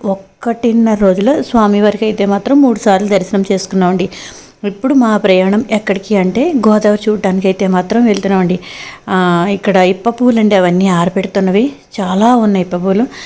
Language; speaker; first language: Telugu; native; Telugu